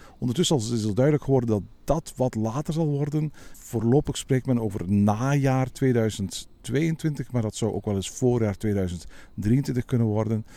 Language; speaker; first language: Dutch; native; Dutch